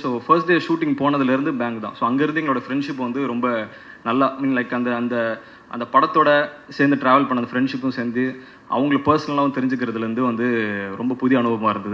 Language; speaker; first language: Tamil; native; Tamil